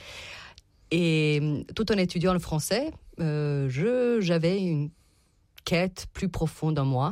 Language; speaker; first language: French; non-native, fluent; Serbian